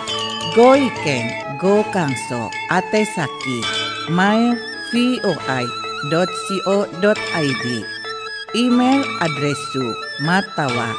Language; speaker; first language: Japanese; non-native, fluent; Indonesian